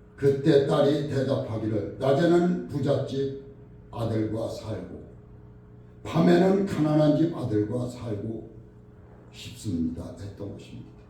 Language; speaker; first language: Korean; native; Korean